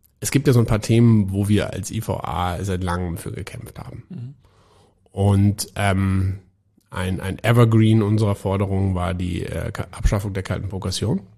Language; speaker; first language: German; native; German